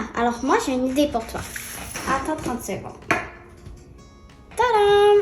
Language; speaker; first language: French; native; French